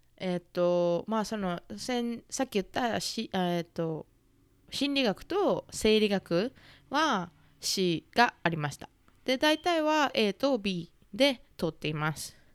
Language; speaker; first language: Japanese; native; Japanese